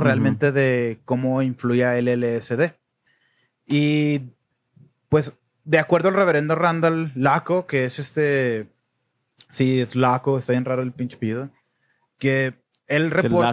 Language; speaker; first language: Spanish; native; Spanish